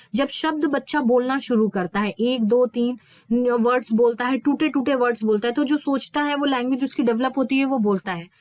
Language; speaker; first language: Hindi; native; Hindi